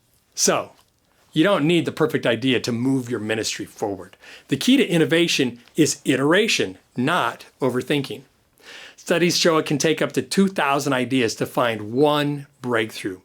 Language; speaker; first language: English; native; English